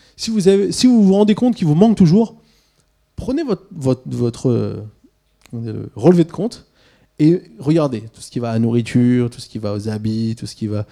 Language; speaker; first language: French; early bilingual, other home language; Swiss German